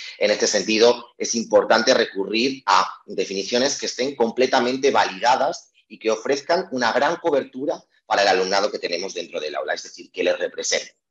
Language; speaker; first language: Spanish; native; Spanish